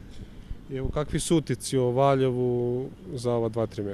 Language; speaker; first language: Croatian; native; Croatian